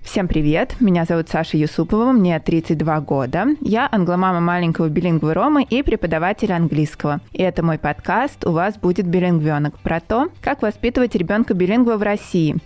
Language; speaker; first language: Russian; native; Russian